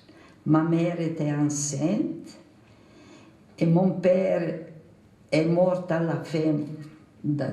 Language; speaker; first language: French; non-native, fluent; Macedonian